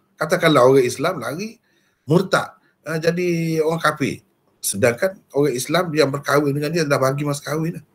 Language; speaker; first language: Malay; native; Malay